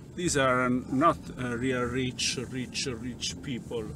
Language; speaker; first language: English; non-native, learner; Italian